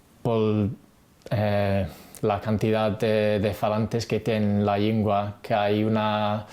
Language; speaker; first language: Spanish; non-native, fluent; English